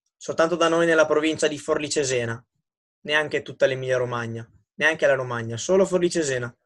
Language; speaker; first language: Italian; native; Italian